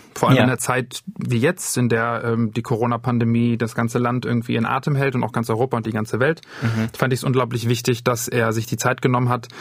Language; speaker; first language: German; native; German